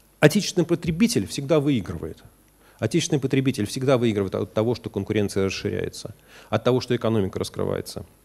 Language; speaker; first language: Russian; native; Russian